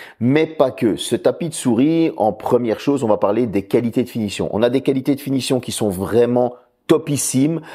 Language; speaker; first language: French; native; French